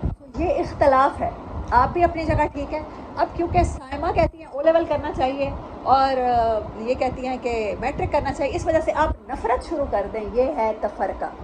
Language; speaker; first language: Urdu; non-native, local second language; Saraiki